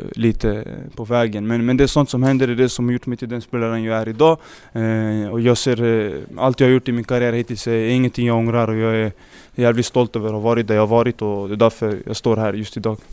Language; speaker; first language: Swedish; early bilingual, other home language; Serbian